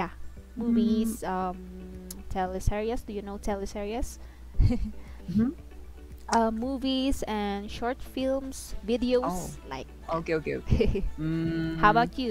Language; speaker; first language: English; non-native, fluent; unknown